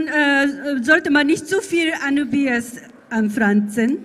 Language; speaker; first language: German; non-native, fluent; Japanese